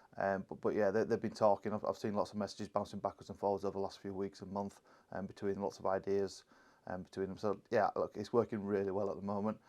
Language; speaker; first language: English; native; English